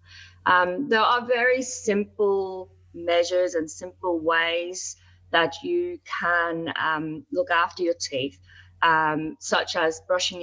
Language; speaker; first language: English; native; English